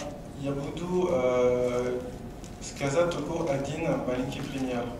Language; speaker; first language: Russian; non-native, learner; French